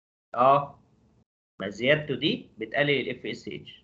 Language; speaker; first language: Arabic; native; Arabic